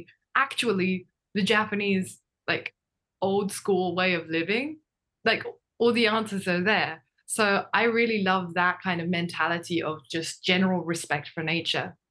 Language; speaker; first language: English; non-native, fluent; Japanese